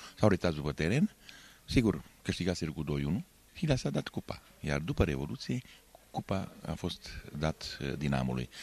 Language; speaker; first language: Romanian; non-native, local second language; Hungarian